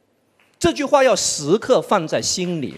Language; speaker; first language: Chinese; native; Chinese